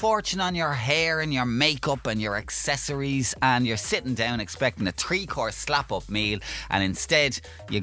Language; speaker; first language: English; native; English